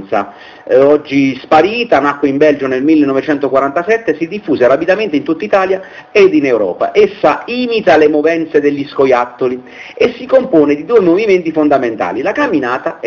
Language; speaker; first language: Italian; native; Italian